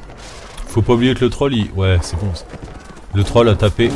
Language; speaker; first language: French; native; French